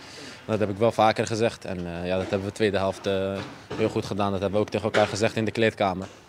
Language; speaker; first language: Dutch; native; Dutch